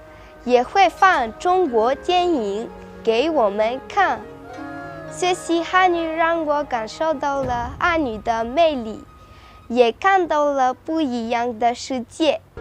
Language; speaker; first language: Chinese; non-native, learner; Malagasy